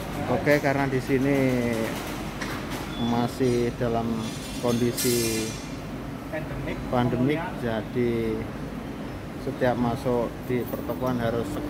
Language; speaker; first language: Indonesian; non-native, local second language; Javanese